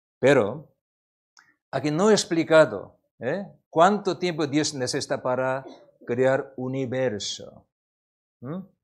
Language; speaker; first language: Spanish; non-native, learner; Korean